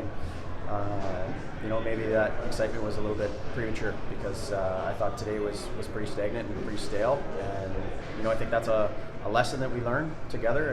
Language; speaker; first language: English; native; English